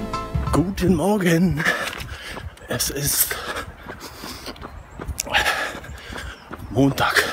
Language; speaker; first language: German; native; German